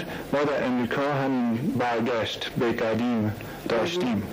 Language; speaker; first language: Persian; native; Persian